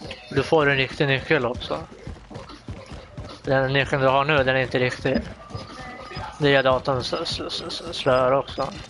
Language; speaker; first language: Swedish; native; Swedish